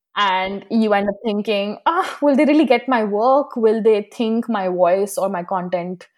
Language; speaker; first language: English; non-native, local second language; Hindi